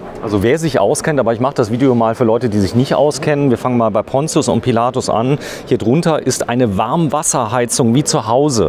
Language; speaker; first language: German; native; German